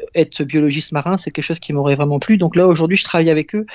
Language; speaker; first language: French; native; French